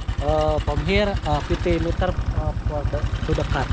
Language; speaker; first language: English; non-native, learner; Indonesian